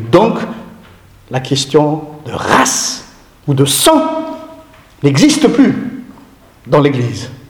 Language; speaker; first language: French; non-native, local second language; Malagasy